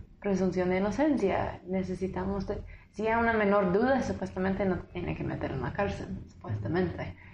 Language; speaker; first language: Spanish; non-native, fluent; English